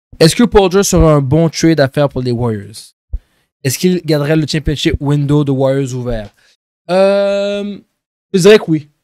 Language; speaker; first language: French; native; French